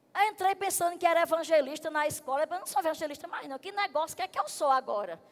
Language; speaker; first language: Portuguese; native; Portuguese